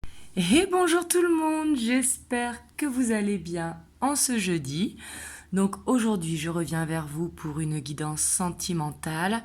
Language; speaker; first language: French; native; French